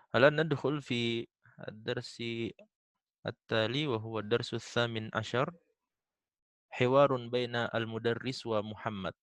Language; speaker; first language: Arabic; non-native, fluent; Indonesian